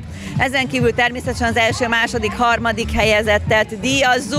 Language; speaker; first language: Hungarian; native; Hungarian